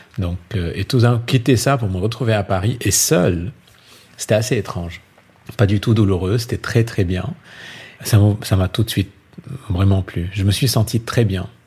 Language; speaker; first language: French; non-native, local second language; Arabic